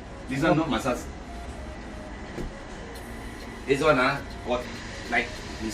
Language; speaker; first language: English; non-native, local second language; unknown